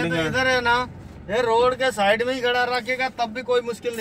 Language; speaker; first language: Hindi; non-native, learner; Nepali